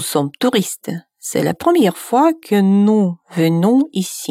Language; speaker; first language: French; non-native, fluent; Russian